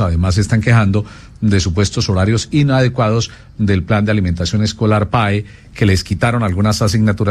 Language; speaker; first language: Spanish; native; Spanish